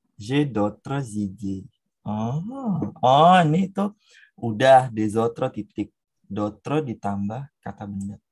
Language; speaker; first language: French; non-native, fluent; Indonesian